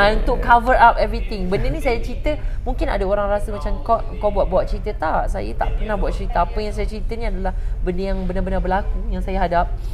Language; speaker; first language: Malay; native; Malay